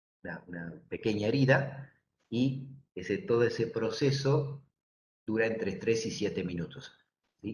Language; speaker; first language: Spanish; native; Spanish